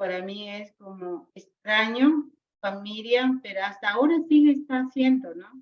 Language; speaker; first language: Spanish; non-native, local second language; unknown